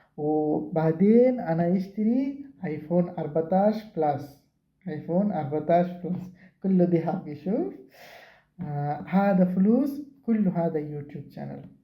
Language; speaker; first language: Arabic; non-native, learner; Bangla